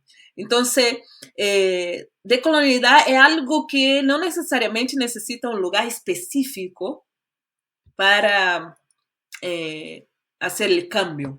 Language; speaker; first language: Spanish; non-native, fluent; Portuguese